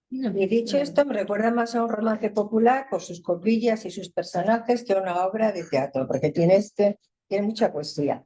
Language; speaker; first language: Spanish; native; Spanish